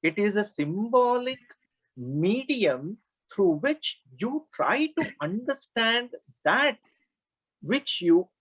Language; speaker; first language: English; non-native, local second language; Kannada